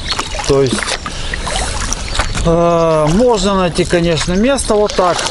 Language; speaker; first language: Russian; native; Russian